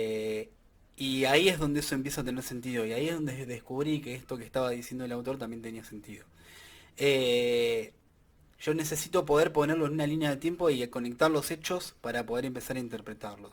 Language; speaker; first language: Spanish; native; Spanish